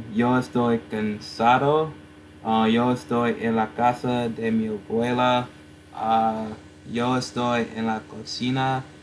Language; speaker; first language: Spanish; non-native, learner; English